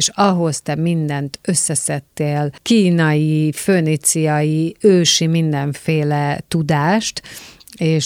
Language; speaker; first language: Hungarian; native; Hungarian